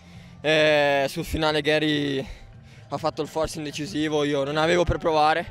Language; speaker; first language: Italian; native; Italian